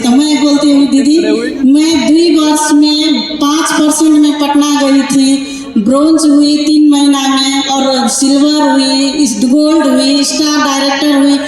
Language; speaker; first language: Hindi; non-native, learner; Nepali